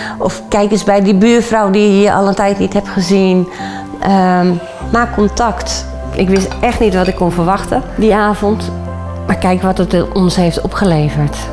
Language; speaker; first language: Dutch; native; Dutch